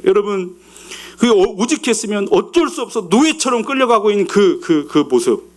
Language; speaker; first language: Korean; native; Korean